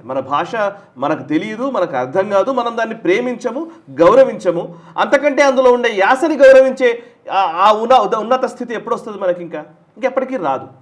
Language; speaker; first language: Telugu; native; Telugu